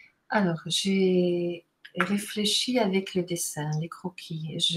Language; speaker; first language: French; non-native, fluent; Italian